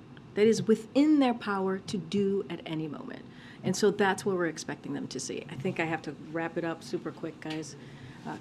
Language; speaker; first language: English; native; English